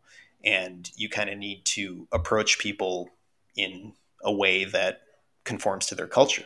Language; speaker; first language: English; early bilingual, other home language; Russian